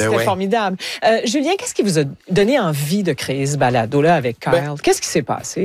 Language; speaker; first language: French; native; French